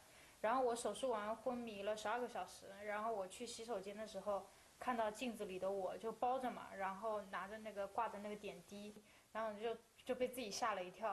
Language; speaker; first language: Chinese; native; Chinese